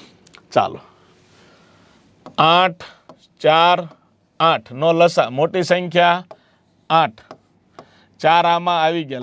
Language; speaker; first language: Gujarati; native; Gujarati